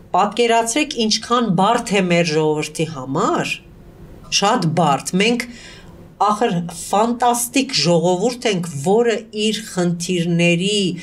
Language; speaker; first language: Armenian; early bilingual, heritage; Armenian